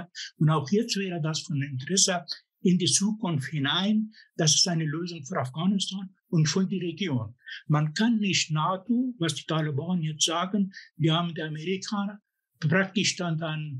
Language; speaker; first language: German; non-native, fluent; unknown